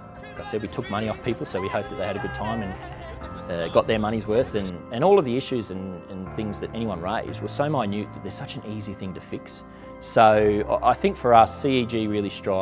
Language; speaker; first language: English; native; English